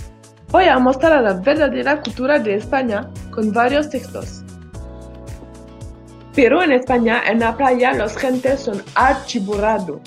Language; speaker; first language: Spanish; non-native, learner; French